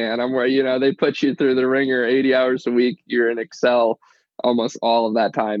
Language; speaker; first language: English; native; English